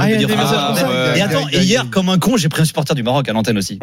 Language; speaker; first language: French; native; French